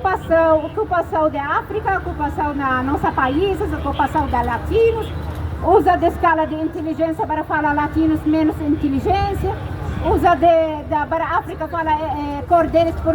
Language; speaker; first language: Portuguese; non-native, learner; Arabic